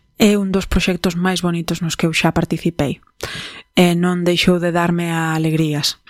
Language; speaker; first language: Galician; non-native, local second language; Spanish